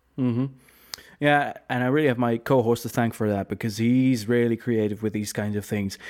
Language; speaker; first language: English; non-native, fluent; Low German